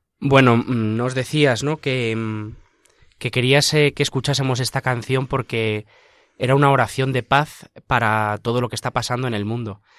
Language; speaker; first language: Spanish; native; Spanish